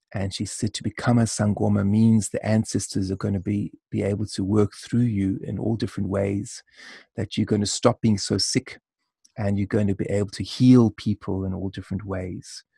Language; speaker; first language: English; native; English